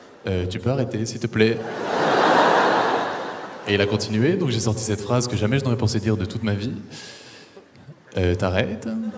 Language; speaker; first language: French; native; French